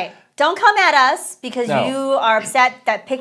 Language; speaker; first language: English; native; English